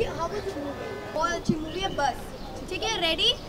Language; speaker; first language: Hindi; native; Hindi